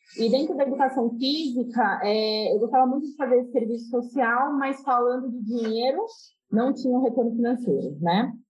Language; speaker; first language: Portuguese; native; Portuguese